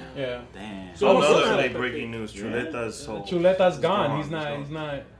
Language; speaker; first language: English; early bilingual, other home language; Spanish